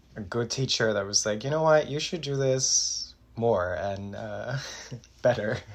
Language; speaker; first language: English; non-native, fluent; Dutch